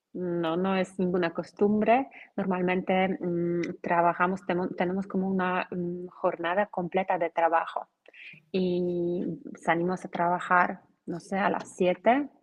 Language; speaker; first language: Spanish; non-native, fluent; Polish